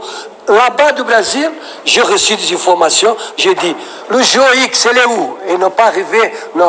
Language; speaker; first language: French; non-native, learner; Portuguese